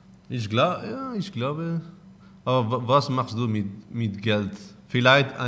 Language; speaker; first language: German; non-native, learner; Spanish